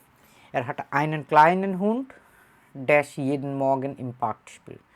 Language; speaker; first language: German; non-native, fluent; Bangla